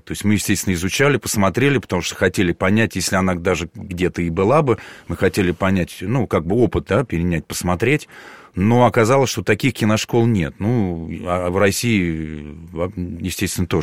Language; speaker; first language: Russian; native; Russian